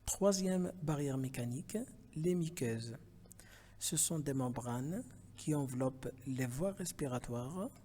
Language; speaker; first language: French; non-native, local second language; Arabic